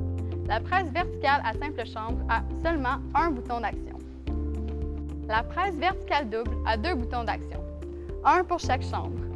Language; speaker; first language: French; native; French